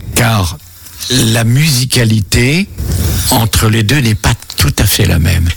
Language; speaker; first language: French; native; French